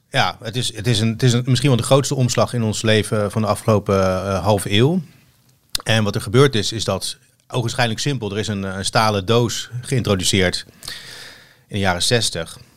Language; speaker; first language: Dutch; native; Dutch